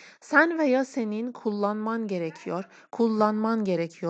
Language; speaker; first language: Turkish; non-native, fluent; Persian